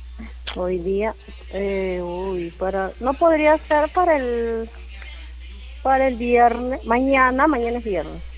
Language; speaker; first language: Spanish; native; Spanish